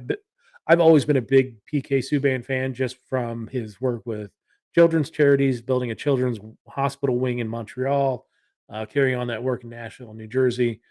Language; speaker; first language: English; native; English